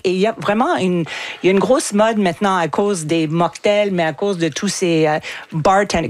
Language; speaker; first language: French; non-native, fluent; English